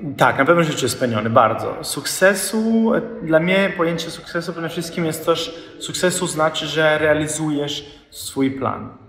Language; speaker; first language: Polish; non-native, fluent; Italian